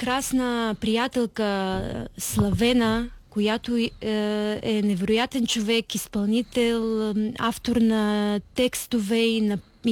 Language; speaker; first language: Bulgarian; non-native, fluent; Ukrainian